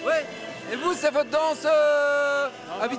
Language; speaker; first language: French; native; French